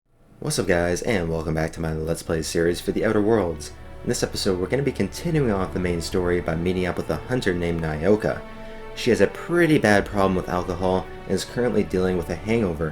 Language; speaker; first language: English; native; English